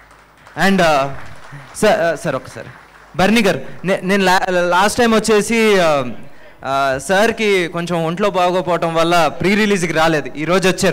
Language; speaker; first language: Telugu; native; Telugu